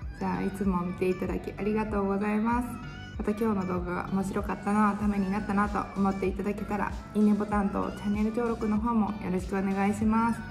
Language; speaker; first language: Japanese; native; Japanese